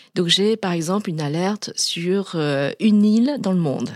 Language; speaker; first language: French; early bilingual, other home language; Vietnamese